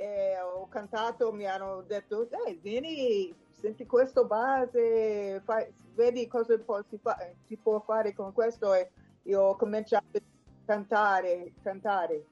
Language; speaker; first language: Italian; non-native, fluent; English